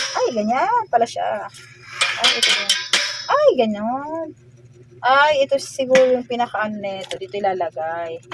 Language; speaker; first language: Filipino; native; Filipino